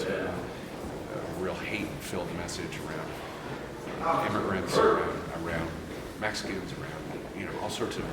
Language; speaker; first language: English; native; English